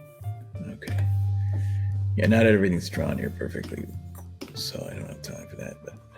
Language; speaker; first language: English; native; English